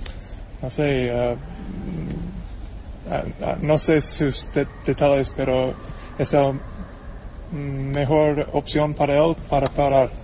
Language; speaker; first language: Spanish; non-native, fluent; English